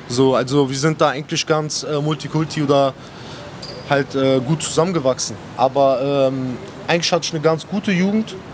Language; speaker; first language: German; native; German